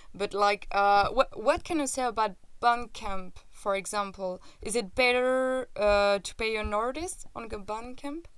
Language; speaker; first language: English; non-native, fluent; French